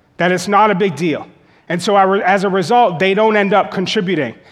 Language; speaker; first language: English; native; English